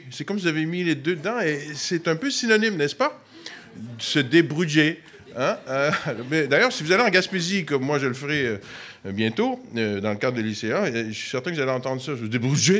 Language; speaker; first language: French; native; French